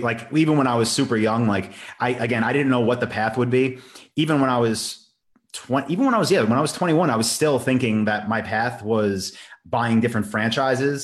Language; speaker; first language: English; native; English